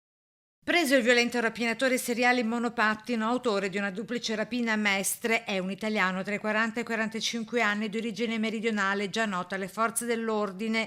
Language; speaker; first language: Italian; native; Italian